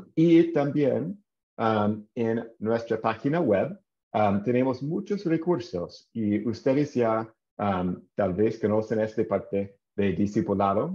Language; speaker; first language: Spanish; non-native, fluent; English